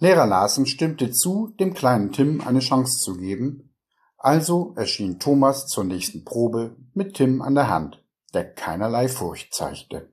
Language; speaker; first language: German; native; German